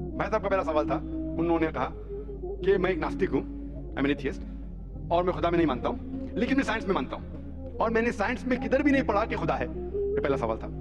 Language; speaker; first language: Hindi; non-native, local second language; Konkani